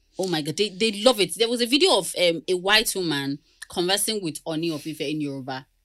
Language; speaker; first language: English; non-native, local second language; Yoruba